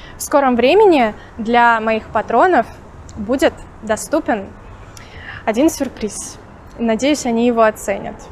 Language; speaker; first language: Russian; native; Russian